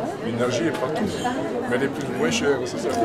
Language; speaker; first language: French; native; French